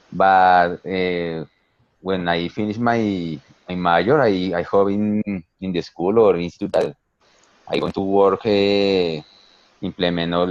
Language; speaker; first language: English; non-native, learner; Spanish